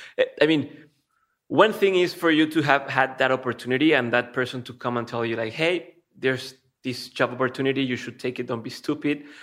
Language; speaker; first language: English; non-native, fluent; Spanish